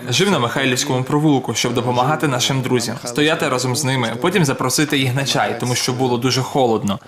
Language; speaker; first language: Ukrainian; non-native, fluent; Georgian